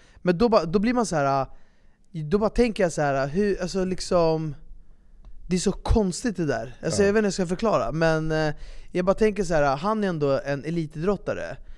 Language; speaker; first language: Swedish; native; Swedish